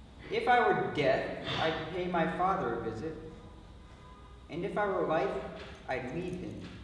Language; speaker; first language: English; native; English